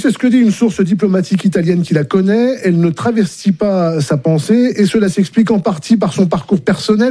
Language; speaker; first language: French; native; French